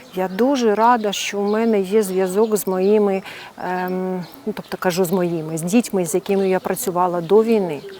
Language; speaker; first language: Ukrainian; non-native, local second language; Russian